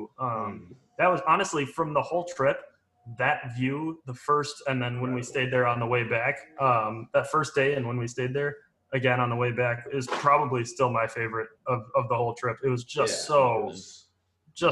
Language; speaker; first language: English; native; English